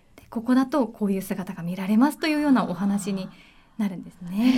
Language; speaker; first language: Japanese; native; Japanese